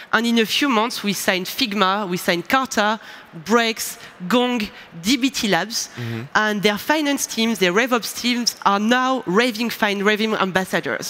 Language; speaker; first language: English; non-native, fluent; French